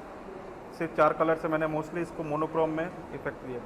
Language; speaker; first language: Hindi; native; Hindi